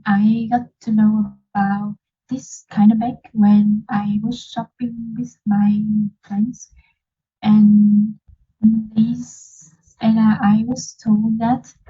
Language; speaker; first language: English; non-native, learner; Vietnamese